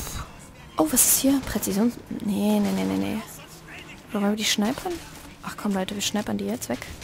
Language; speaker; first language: German; native; German